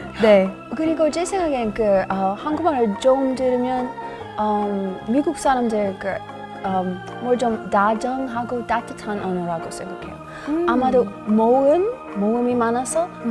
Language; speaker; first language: Korean; non-native, learner; English